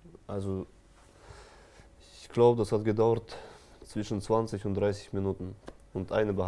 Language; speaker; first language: German; non-native, fluent; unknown